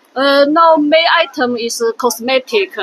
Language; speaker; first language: English; non-native, learner; Chinese